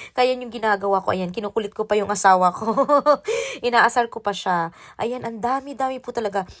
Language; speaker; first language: Filipino; non-native, local second language; Cebuano